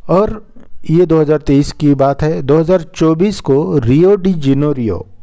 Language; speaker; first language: Hindi; non-native, local second language; Marathi